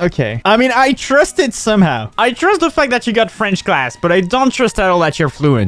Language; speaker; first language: English; non-native, fluent; French